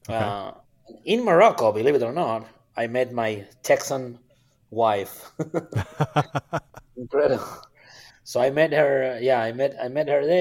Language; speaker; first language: English; non-native, fluent; Spanish